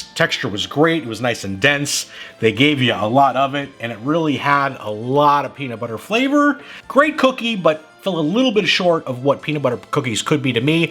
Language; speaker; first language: English; native; English